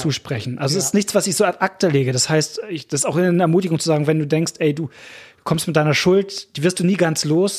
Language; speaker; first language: German; native; German